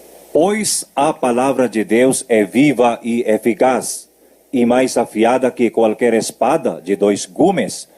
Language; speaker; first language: Portuguese; native; Portuguese